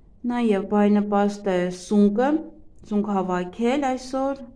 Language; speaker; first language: Armenian; native; Armenian